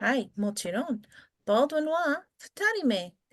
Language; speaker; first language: Japanese; non-native, fluent; English